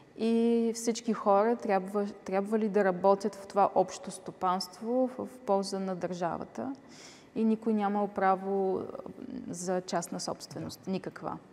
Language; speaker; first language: Bulgarian; early bilingual, heritage; Bulgarian